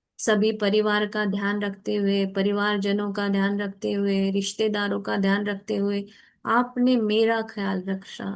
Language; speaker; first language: Hindi; native; Hindi